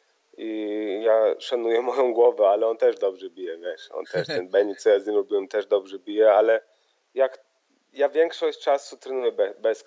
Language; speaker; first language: Polish; early bilingual, heritage; Polish